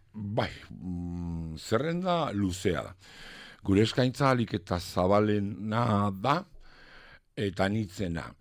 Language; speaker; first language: Basque; non-native, local second language; French